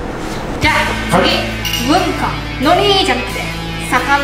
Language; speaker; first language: Japanese; non-native, learner; Chinese